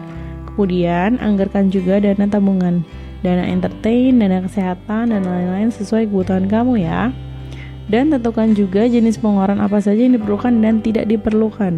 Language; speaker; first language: Indonesian; native; Indonesian